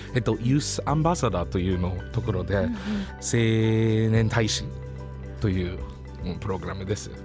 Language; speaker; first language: Japanese; non-native, fluent; English